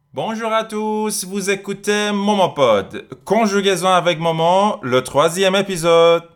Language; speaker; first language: French; non-native, fluent; Persian